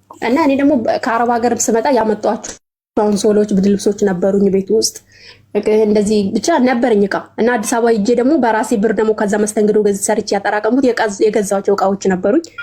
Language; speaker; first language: Amharic; native; Amharic